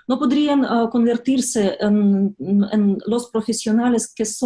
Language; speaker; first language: Spanish; non-native, fluent; Russian